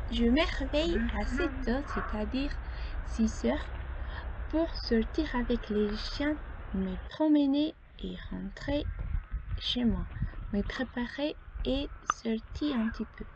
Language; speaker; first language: French; non-native, fluent; Spanish